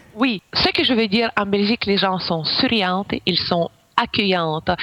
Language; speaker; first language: French; non-native, fluent; Ukrainian